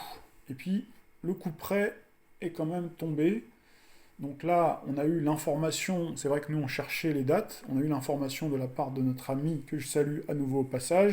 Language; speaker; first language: French; native; French